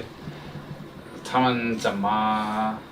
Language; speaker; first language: Chinese; non-native, learner; English